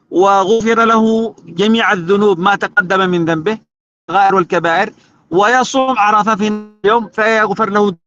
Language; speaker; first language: Arabic; native; Arabic